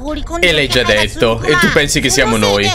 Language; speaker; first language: Italian; native; Italian